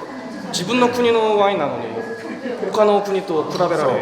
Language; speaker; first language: Japanese; non-native, fluent; Korean